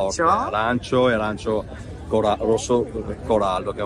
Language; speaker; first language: Italian; native; Italian